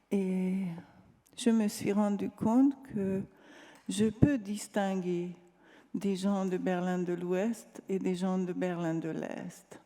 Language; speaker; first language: French; non-native, fluent; Hungarian